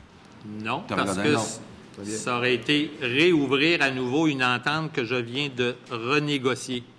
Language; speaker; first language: French; native; French